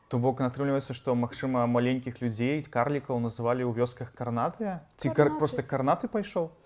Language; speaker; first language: Belarusian; native; Belarusian